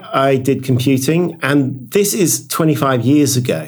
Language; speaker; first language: English; native; English